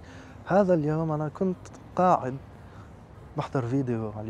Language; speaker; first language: Arabic; non-native, fluent; French